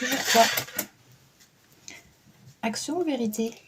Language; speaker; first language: French; native; French